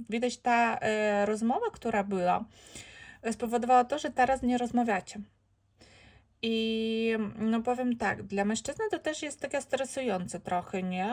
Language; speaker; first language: Polish; non-native, learner; Ukrainian